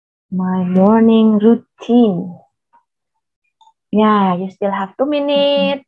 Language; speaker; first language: English; non-native, fluent; Indonesian